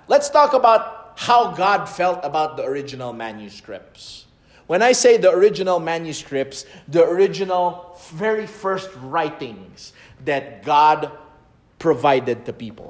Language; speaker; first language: English; non-native, local second language; Filipino